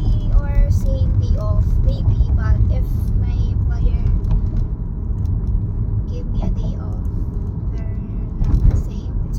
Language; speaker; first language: English; non-native, local second language; Waray